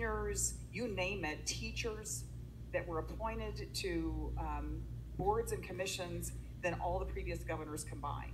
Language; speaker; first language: English; native; English